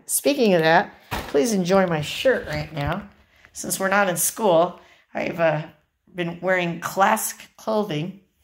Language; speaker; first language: English; native; English